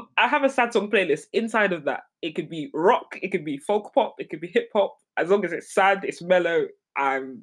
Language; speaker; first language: English; native; English